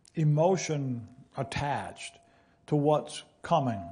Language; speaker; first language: English; native; English